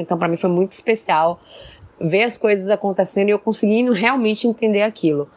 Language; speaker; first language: Portuguese; native; Portuguese